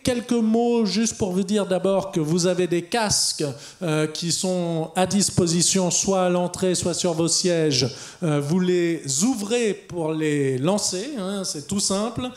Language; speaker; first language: French; native; French